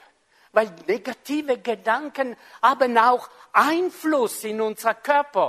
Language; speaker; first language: German; non-native, fluent; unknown